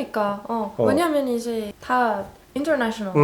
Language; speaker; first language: Korean; non-native, fluent; Arabic